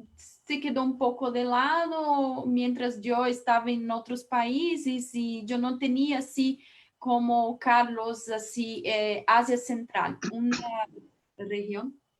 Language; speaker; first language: Spanish; non-native, learner; Portuguese